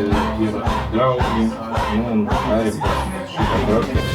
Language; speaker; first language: Latvian; non-native, local second language; Russian